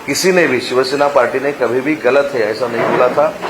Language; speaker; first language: Hindi; non-native, local second language; Marathi